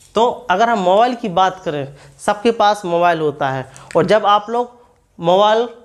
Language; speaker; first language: Hindi; native; Hindi